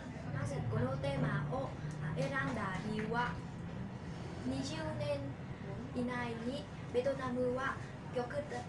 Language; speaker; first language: Japanese; non-native, learner; Vietnamese